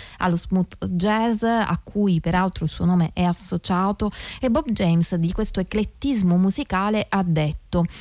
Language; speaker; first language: Italian; native; Italian